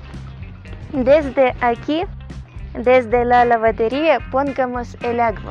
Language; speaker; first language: Spanish; non-native, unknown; Russian